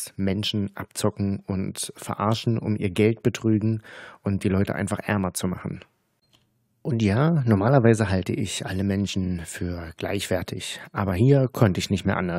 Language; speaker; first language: German; native; German